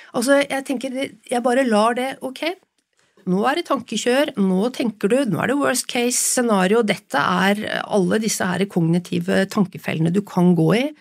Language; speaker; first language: Norwegian; native; Norwegian